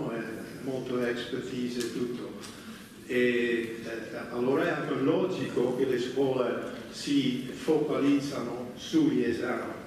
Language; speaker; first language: Italian; non-native, fluent; Dutch